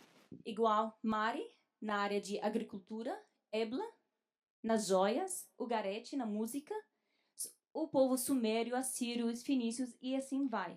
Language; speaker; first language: Portuguese; non-native, fluent; Arabic